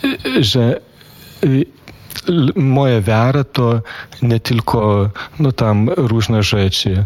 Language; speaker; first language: Polish; non-native, fluent; Lithuanian